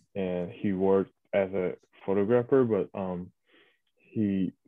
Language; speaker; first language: English; early bilingual, other home language; Korean